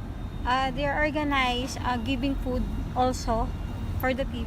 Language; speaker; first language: English; non-native, learner; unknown